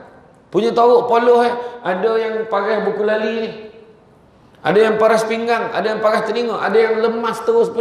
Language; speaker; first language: Malay; native; Malay